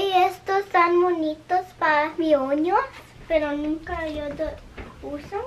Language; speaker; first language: Spanish; early bilingual, heritage; English